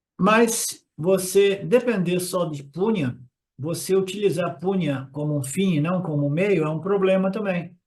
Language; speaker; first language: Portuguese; non-native, fluent; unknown